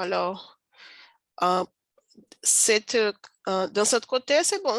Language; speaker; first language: French; non-native, learner; Portuguese